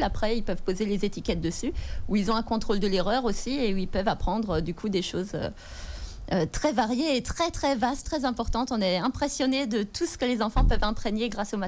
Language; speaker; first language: French; native; French